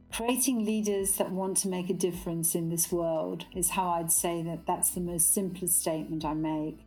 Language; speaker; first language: English; native; English